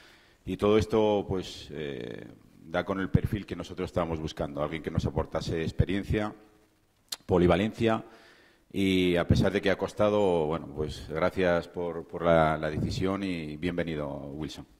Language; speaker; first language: Spanish; native; Spanish